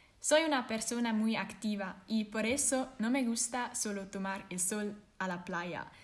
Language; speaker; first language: Spanish; non-native, learner; Swiss German